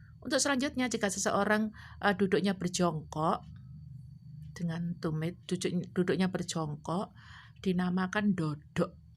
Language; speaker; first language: Indonesian; non-native, local second language; Javanese